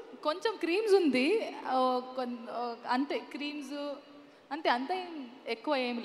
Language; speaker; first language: Telugu; non-native, learner; Kannada